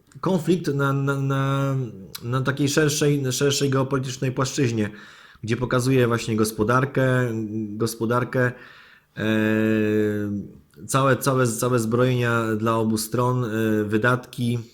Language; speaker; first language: Polish; native; Polish